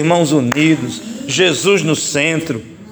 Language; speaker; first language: Portuguese; native; Portuguese